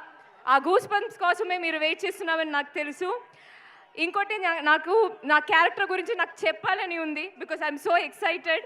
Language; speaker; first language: Telugu; non-native, fluent; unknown